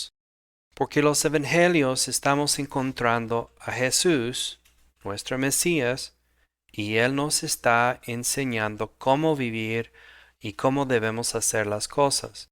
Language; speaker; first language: Spanish; non-native, fluent; English